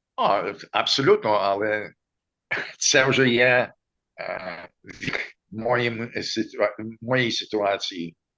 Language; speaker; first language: Ukrainian; early bilingual, heritage; Ukrainian